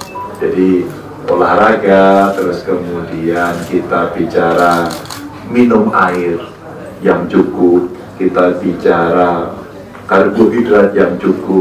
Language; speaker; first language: Indonesian; native; Indonesian